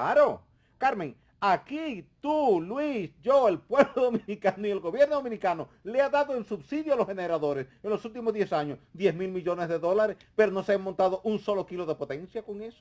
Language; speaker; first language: Spanish; native; Spanish